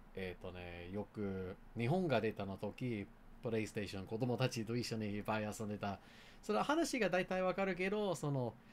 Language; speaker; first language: Japanese; non-native, learner; English